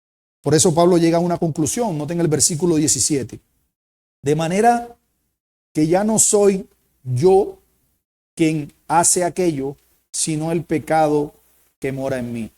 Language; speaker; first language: Spanish; native; Spanish